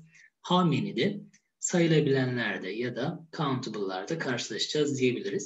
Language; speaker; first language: Turkish; native; Turkish